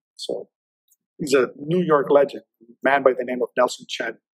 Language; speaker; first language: English; native; English